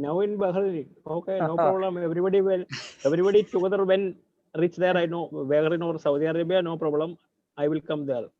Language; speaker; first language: English; non-native, learner; Malayalam